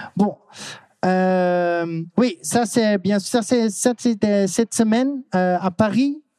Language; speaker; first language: French; non-native, learner; Dutch